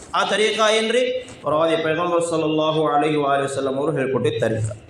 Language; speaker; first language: Kannada; non-native, local second language; Urdu